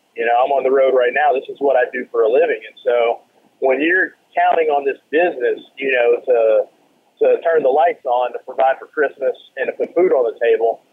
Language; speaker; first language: English; native; English